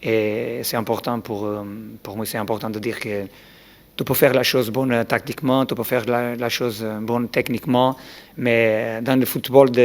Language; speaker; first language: French; non-native, learner; Portuguese